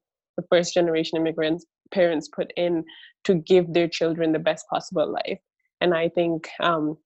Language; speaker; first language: English; early bilingual, other home language; Bangla